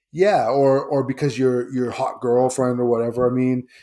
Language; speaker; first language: English; native; English